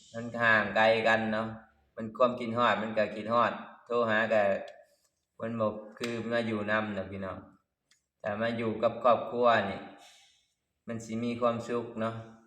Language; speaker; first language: Lao; native; Lao